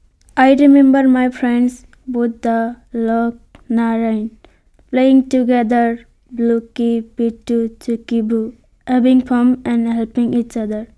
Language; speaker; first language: English; non-native, learner; Nepali